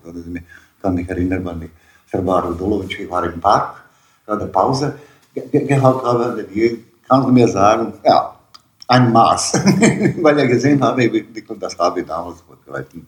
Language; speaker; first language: German; non-native, learner; Bosnian